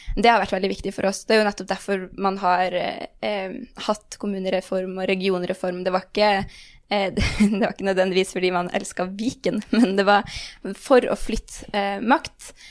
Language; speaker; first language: Norwegian; native; Norwegian